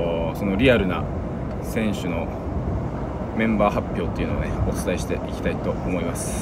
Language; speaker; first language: Japanese; native; Japanese